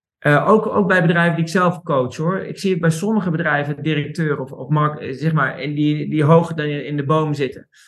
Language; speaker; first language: Dutch; native; Dutch